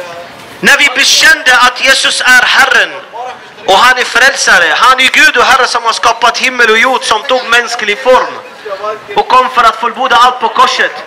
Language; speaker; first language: Swedish; non-native, fluent; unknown